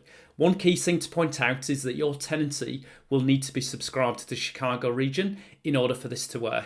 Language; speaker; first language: English; native; English